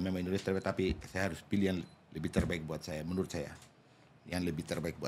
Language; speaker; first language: Indonesian; non-native, local second language; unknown